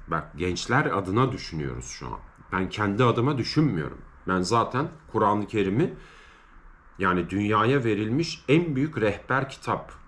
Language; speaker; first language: Turkish; native; Turkish